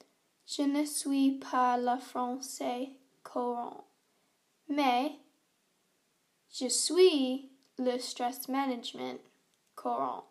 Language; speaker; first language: French; non-native, learner; English